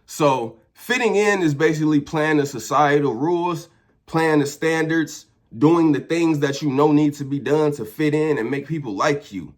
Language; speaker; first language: English; native; English